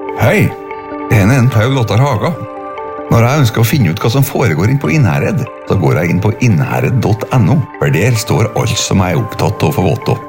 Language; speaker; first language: Norwegian; native; Norwegian